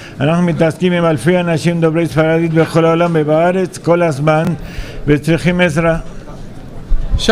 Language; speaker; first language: Hebrew; non-native, fluent; Spanish